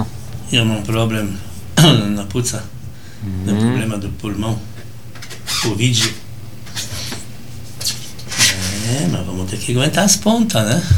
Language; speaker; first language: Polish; early bilingual, heritage; Polish